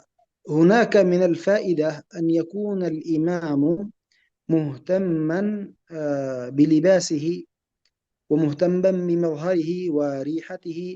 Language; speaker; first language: Arabic; native; Arabic